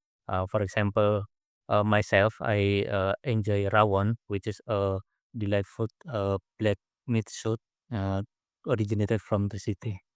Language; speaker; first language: English; non-native, learner; Indonesian